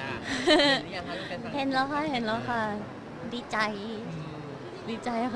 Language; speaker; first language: Thai; native; Thai